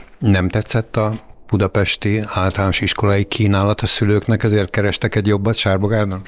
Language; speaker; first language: Hungarian; native; Hungarian